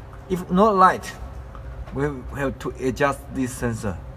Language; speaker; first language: English; non-native, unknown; Chinese